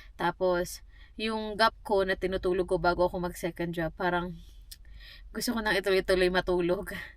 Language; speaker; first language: Filipino; native; Filipino